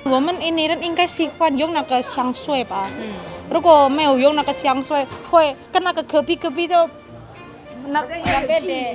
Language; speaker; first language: Chinese; non-native, learner; Indonesian